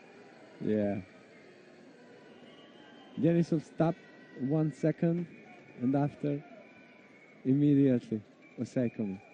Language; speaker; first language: English; non-native, learner; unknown